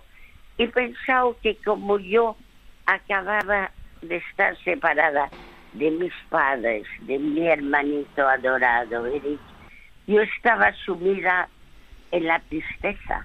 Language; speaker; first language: Spanish; early bilingual, other home language; French